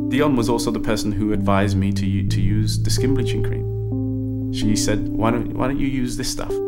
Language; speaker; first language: English; native; English